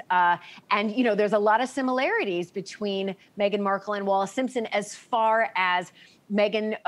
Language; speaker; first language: English; native; English